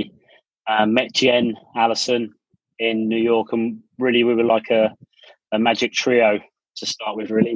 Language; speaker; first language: English; native; English